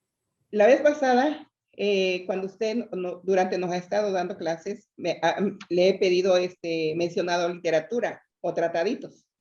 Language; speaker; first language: Spanish; native; Spanish